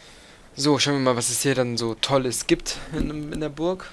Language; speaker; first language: German; native; German